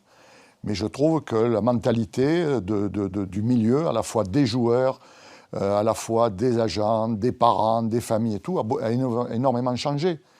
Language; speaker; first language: French; native; French